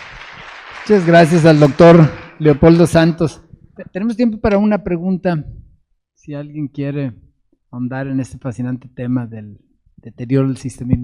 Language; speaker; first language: Spanish; native; Spanish